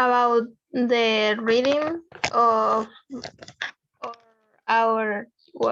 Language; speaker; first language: English; non-native, learner; Spanish